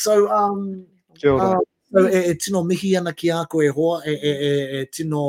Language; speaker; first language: Māori; non-native, local second language; English